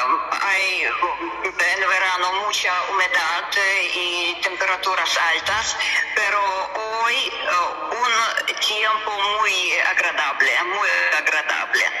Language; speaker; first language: Spanish; non-native, learner; Russian